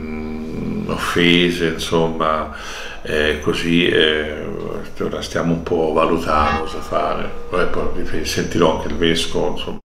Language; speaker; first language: Italian; native; Italian